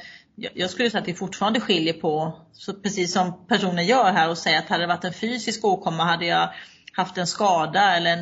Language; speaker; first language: Swedish; native; Swedish